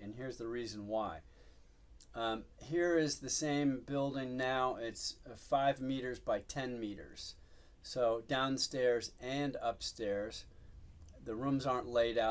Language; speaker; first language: English; native; English